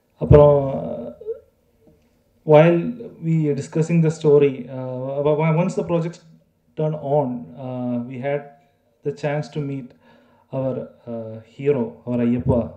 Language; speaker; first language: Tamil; non-native, learner; Malayalam